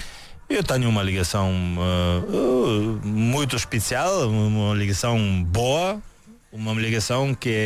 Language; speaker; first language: Portuguese; non-native, learner; Bulgarian